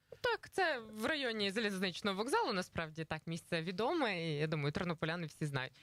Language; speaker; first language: Ukrainian; native; Ukrainian